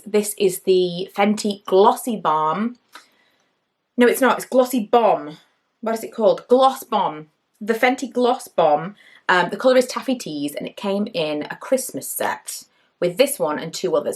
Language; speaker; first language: English; native; English